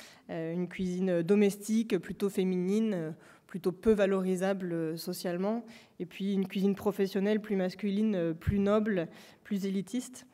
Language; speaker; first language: French; native; French